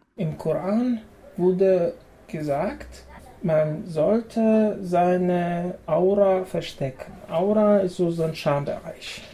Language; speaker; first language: German; early bilingual, other home language; Bosnian